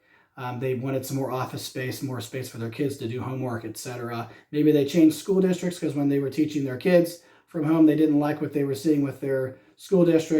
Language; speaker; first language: English; native; English